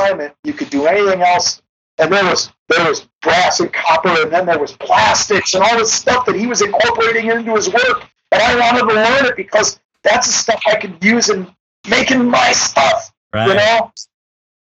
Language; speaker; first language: English; native; English